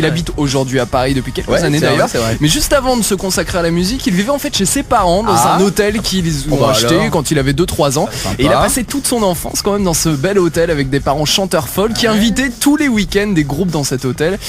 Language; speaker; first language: French; native; French